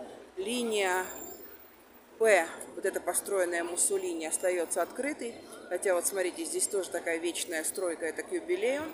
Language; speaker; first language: Russian; native; Russian